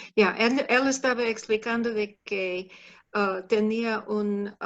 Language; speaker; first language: Spanish; non-native, fluent; English